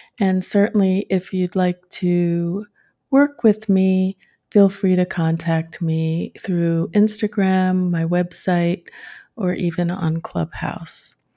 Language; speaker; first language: English; native; English